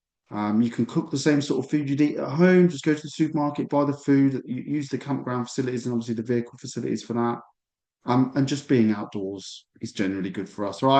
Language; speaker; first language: English; native; English